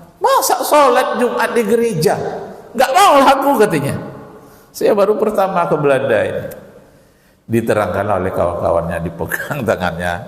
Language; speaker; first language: Indonesian; native; Indonesian